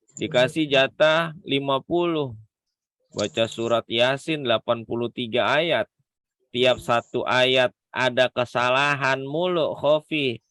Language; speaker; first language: Indonesian; native; Indonesian